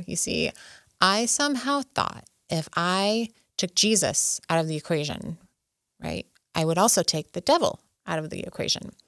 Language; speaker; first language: English; native; English